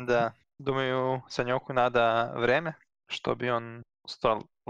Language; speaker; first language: Russian; non-native, learner; Serbian